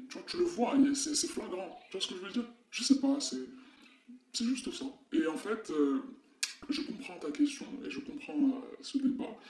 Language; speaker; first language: French; non-native, local second language; Arabic